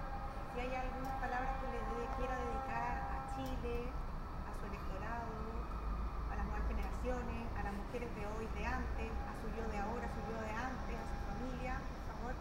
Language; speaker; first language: Spanish; native; Spanish